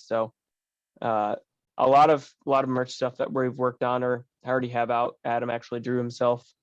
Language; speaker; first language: English; native; English